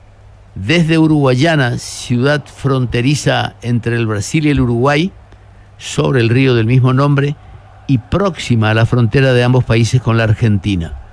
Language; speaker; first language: Spanish; native; Spanish